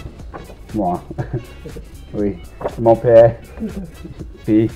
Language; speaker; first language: French; non-native, learner; English